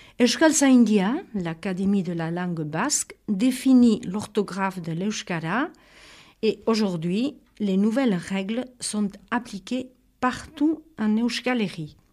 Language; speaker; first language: French; native; French